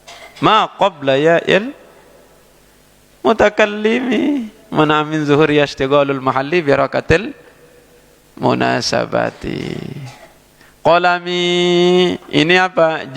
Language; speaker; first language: Arabic; non-native, fluent; Indonesian